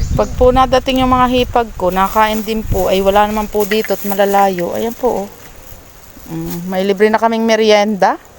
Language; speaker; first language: Filipino; native; Filipino